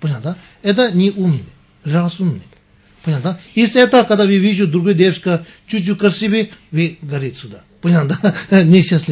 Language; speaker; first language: Russian; non-native, learner; Tibetan